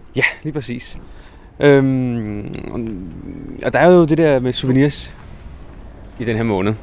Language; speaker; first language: Danish; native; Danish